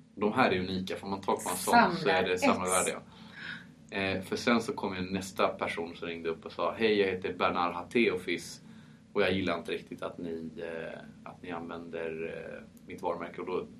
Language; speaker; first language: Swedish; early bilingual, heritage; Swedish